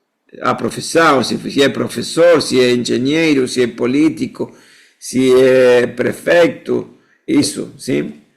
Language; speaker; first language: Portuguese; non-native, fluent; Spanish